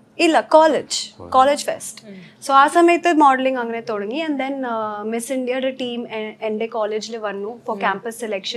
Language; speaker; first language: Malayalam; non-native, local second language; Hindi